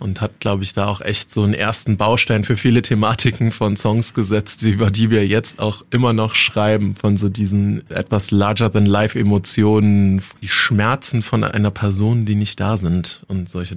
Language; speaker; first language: German; native; German